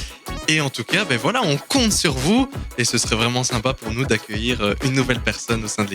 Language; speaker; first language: French; native; French